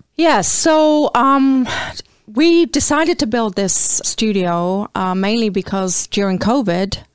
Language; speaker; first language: English; native; English